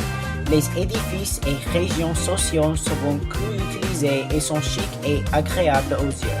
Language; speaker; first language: French; non-native, learner; English